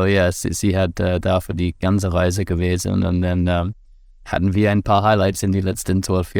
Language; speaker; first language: German; non-native, fluent; English